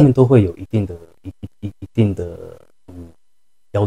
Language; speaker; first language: Chinese; native; Chinese